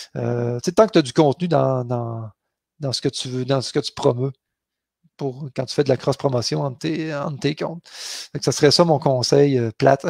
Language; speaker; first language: French; native; French